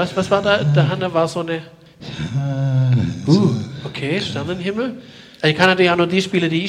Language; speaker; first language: German; native; German